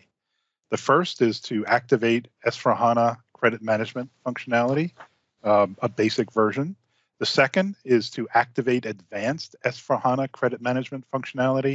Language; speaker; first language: English; native; English